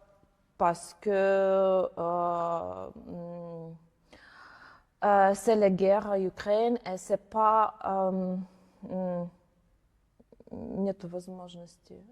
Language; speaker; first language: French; non-native, learner; Ukrainian